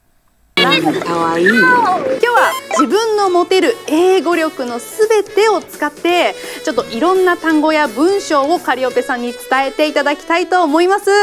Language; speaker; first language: Japanese; native; Japanese